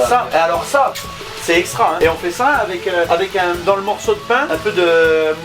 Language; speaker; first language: French; native; French